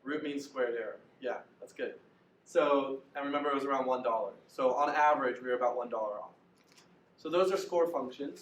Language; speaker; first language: English; native; English